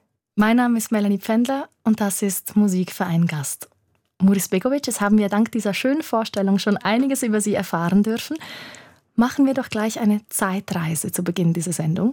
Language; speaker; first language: German; native; German